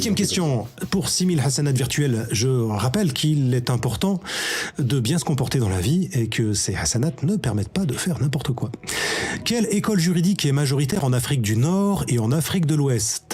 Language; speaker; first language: French; native; French